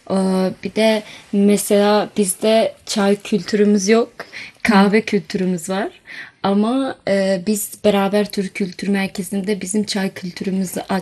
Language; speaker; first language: Turkish; non-native, learner; Bosnian